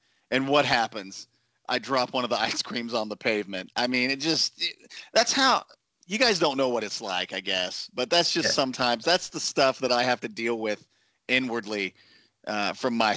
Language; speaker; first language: English; native; English